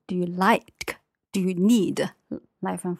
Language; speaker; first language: English; non-native, fluent; Chinese